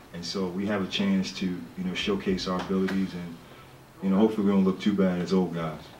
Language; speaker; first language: English; native; English